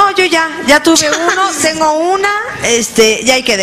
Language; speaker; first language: Spanish; native; Spanish